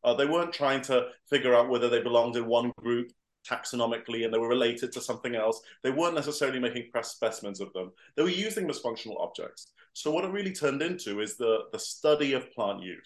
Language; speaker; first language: English; native; English